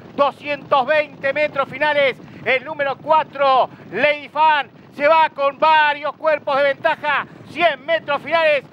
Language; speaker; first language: Spanish; native; Spanish